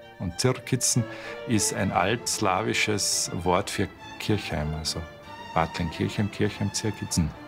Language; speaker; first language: German; native; German